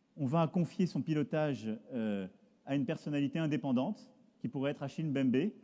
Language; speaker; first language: French; native; French